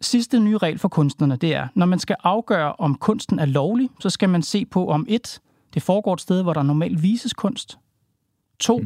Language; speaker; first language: Danish; native; Danish